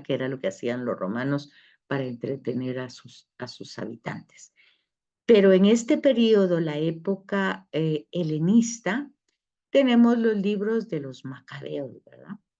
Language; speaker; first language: Spanish; native; Spanish